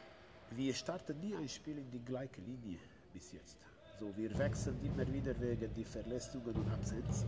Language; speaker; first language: German; non-native, learner; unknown